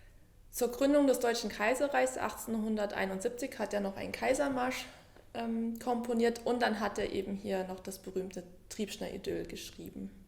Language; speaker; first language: German; native; German